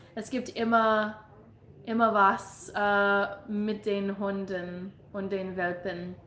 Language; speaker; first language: German; non-native, learner; English